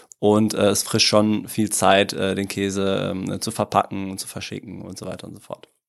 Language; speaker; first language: German; early bilingual, other home language; Italian